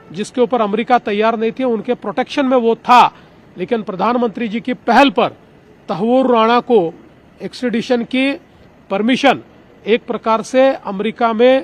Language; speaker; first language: Hindi; non-native, local second language; Marathi